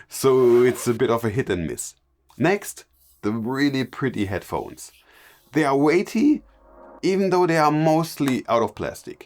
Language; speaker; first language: English; non-native, fluent; German